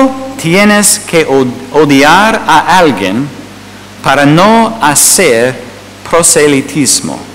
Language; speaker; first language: Spanish; non-native, fluent; English